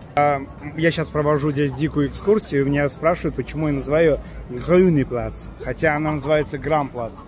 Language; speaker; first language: Russian; native; Russian